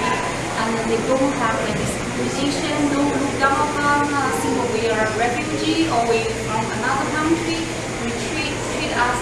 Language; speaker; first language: English; non-native, learner; Chinese